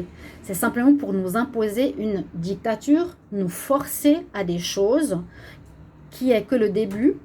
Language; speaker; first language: French; native; French